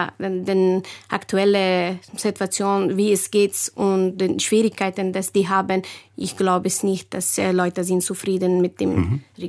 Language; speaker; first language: German; non-native, learner; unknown